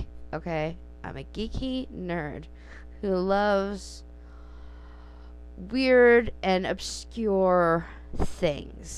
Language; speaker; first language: English; native; English